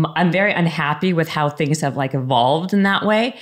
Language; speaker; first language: English; native; English